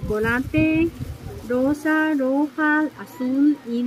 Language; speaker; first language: Spanish; non-native, learner; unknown